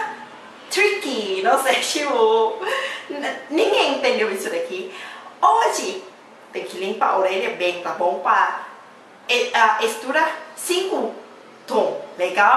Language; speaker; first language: Portuguese; non-native, learner; Thai